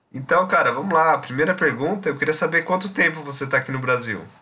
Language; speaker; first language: Portuguese; native; Portuguese